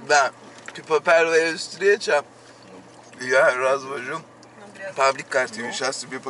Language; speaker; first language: Russian; non-native, learner; Turkish